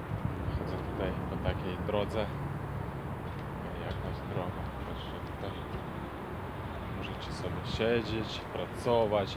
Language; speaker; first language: Polish; non-native, fluent; Ukrainian